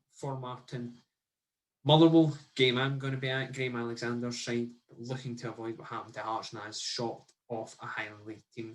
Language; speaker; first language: English; native; English